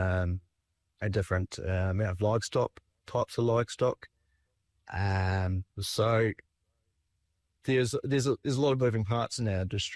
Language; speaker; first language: English; native; English